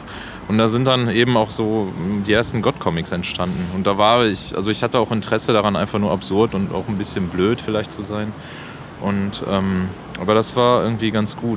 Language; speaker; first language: German; native; German